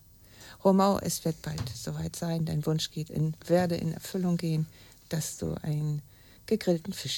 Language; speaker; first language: German; native; German